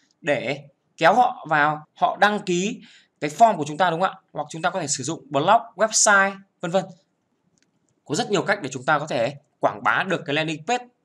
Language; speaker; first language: Vietnamese; native; Vietnamese